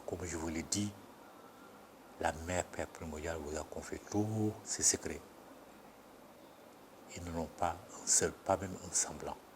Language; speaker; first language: French; non-native, local second language; Bambara